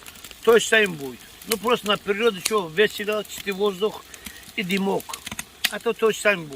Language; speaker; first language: Russian; non-native, learner; Tajik